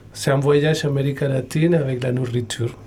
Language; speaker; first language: French; non-native, learner; Spanish